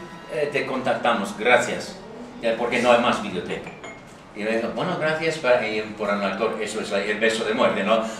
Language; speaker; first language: Spanish; non-native, fluent; English